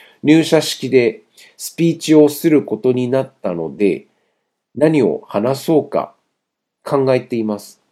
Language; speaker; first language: Japanese; non-native, fluent; Chinese